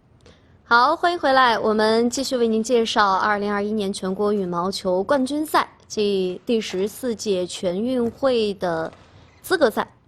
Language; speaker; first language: Chinese; native; Chinese